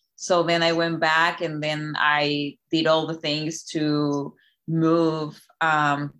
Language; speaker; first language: English; non-native, fluent; Spanish